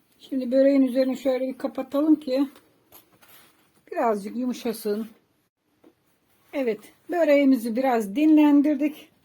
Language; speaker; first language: Turkish; native; Turkish